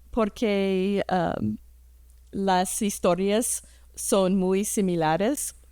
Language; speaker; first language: Spanish; early bilingual, heritage; English